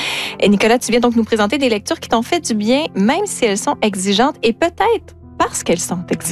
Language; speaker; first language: French; native; French